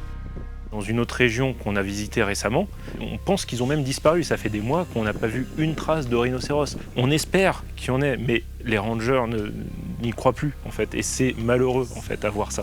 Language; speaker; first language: French; native; French